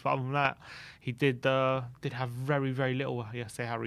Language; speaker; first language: English; native; English